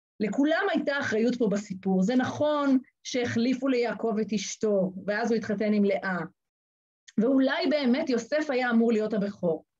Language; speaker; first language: Hebrew; native; Hebrew